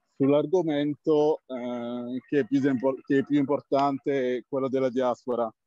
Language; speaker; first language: Italian; early bilingual, other home language; French